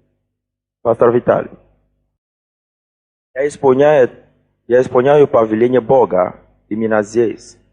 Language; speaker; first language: Russian; non-native, fluent; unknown